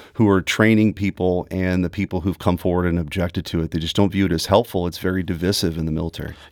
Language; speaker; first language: English; early bilingual, other home language; German